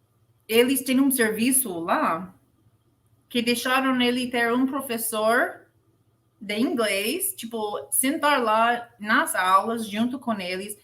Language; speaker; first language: Portuguese; non-native, learner; English